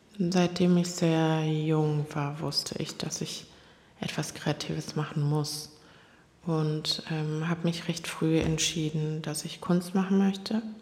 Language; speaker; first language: German; non-native, fluent; Korean